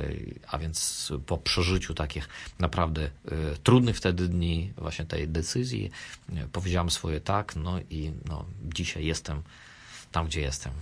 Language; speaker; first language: Polish; non-native, fluent; Russian